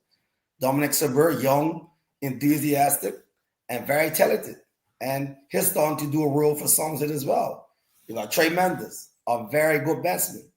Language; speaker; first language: English; native; English